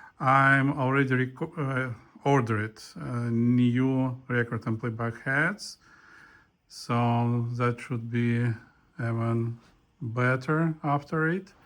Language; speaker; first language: English; non-native, fluent; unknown